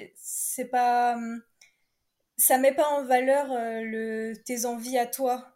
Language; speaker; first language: French; native; French